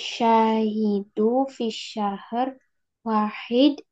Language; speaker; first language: Arabic; non-native, learner; Indonesian